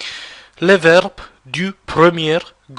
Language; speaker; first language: French; non-native, fluent; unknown